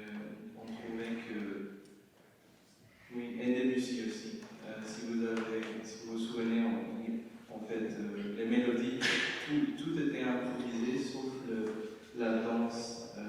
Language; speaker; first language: French; non-native, fluent; English